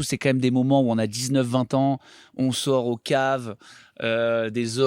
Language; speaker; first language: French; native; French